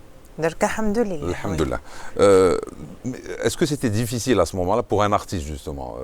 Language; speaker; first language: French; non-native, local second language; Arabic